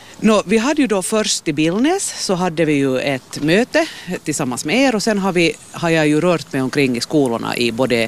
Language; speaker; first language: Swedish; native; Swedish